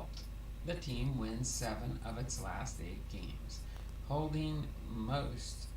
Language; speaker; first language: English; native; English